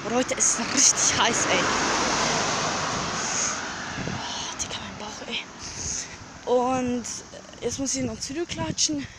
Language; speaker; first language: German; early bilingual, other home language; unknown